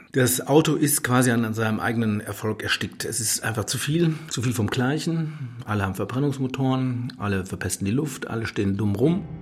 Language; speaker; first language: German; native; German